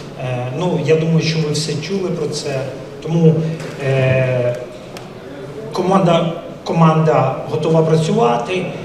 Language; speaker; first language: Ukrainian; non-native, local second language; Russian